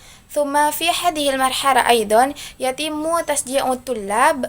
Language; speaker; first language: Arabic; non-native, learner; Indonesian